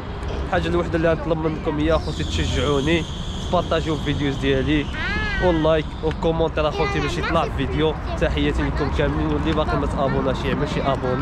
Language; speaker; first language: Arabic; native; Arabic